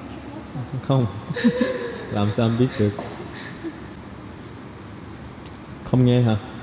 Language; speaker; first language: Vietnamese; non-native, learner; Korean